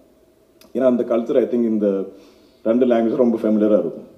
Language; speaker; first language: Tamil; non-native, local second language; Malayalam